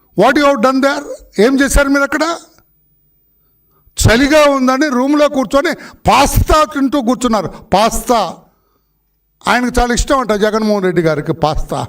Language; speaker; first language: Telugu; native; Telugu